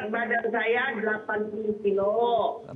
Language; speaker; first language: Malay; non-native, local second language; Sundanese